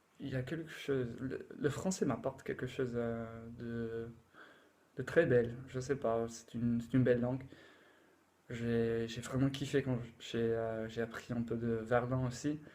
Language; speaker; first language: French; non-native, fluent; English